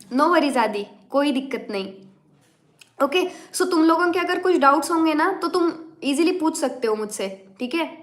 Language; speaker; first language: Hindi; non-native, local second language; Marathi